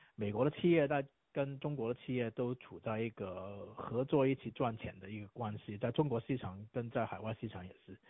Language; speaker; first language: Chinese; non-native, local second language; Cantonese